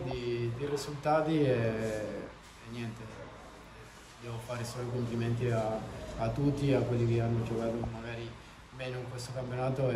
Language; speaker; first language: Italian; non-native, fluent; Spanish